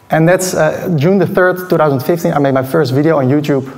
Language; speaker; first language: English; non-native, fluent; Dutch